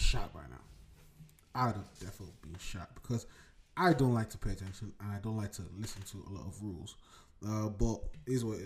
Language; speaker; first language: English; non-native, local second language; Yoruba